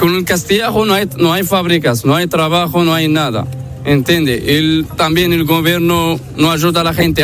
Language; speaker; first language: Spanish; non-native, learner; Arabic